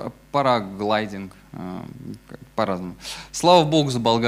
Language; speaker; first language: Russian; native; Russian